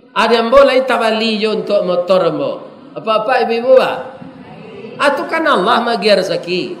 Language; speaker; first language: Malay; non-native, local second language; Minangkabau